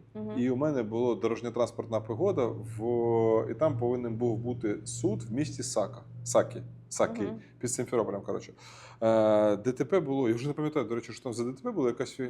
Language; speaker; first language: Ukrainian; native; Ukrainian